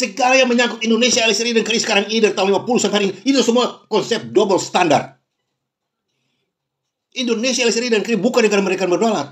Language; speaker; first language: Indonesian; native; Indonesian